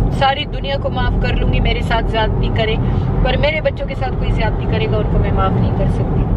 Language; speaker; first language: Urdu; non-native, local second language; Pashto